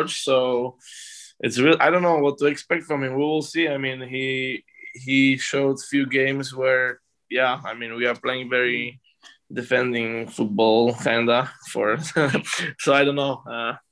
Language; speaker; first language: English; non-native, fluent; Slovak